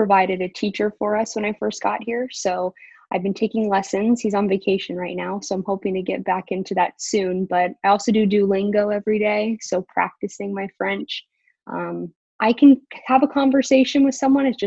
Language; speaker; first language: English; native; English